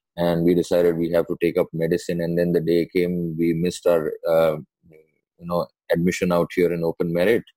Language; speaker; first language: English; non-native, local second language; Sindhi